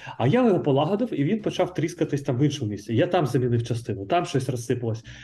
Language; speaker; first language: Ukrainian; native; Ukrainian